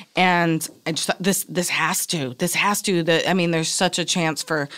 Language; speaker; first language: English; native; English